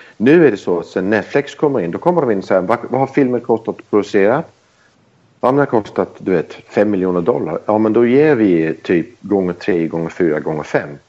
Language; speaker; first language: Swedish; early bilingual, heritage; Swedish